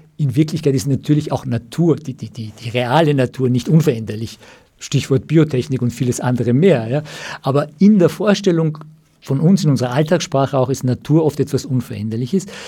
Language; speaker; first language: German; early bilingual, other home language; Persian